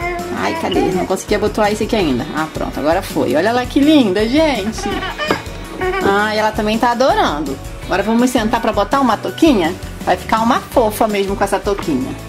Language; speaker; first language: Portuguese; native; Portuguese